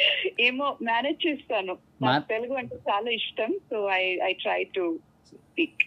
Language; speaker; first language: Telugu; non-native, fluent; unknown